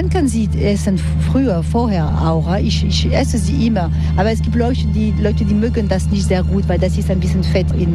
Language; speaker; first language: German; non-native, learner; French